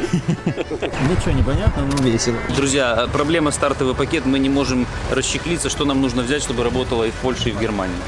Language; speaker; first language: Russian; native; Russian